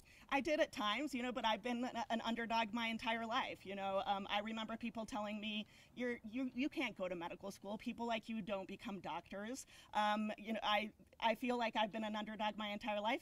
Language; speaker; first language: English; early bilingual, other home language; Spanish